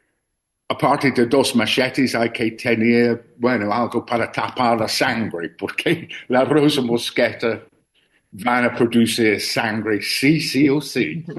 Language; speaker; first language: Spanish; non-native, learner; English